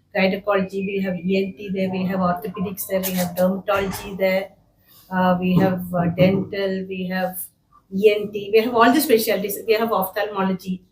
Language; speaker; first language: English; non-native, local second language; Malayalam